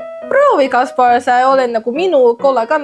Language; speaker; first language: Estonian; non-native, learner; Chinese